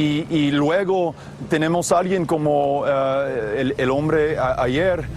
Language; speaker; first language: Spanish; non-native, fluent; English